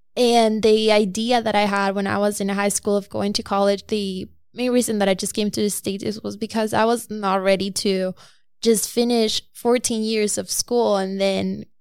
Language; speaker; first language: English; non-native, fluent; Spanish